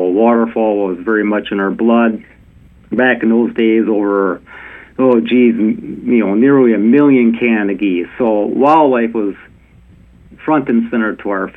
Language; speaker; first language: English; native; English